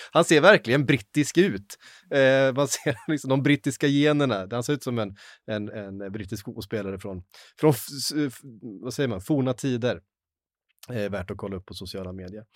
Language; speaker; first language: Swedish; native; Swedish